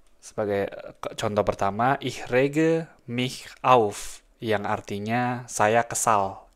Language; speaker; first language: Indonesian; native; Indonesian